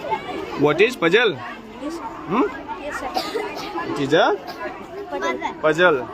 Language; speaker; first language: English; non-native, local second language; Hindi